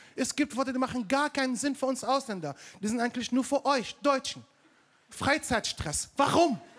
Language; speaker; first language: German; non-native, fluent; Arabic